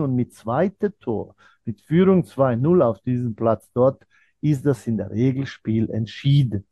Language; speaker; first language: German; non-native, fluent; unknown